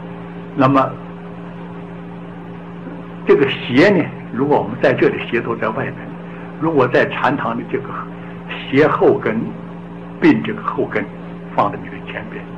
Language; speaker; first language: Chinese; native; Chinese